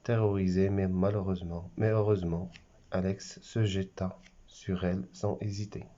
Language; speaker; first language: French; non-native, local second language; Arabic